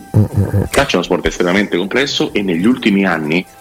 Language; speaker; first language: Italian; native; Italian